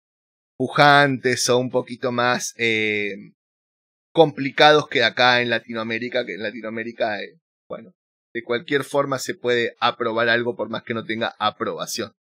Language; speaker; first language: Spanish; native; Spanish